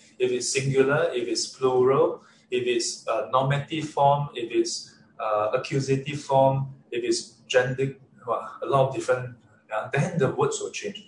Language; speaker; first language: English; non-native, local second language; Chinese